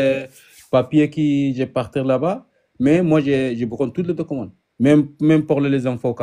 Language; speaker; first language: French; non-native, learner; Arabic